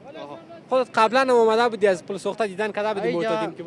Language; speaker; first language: Persian; native; Persian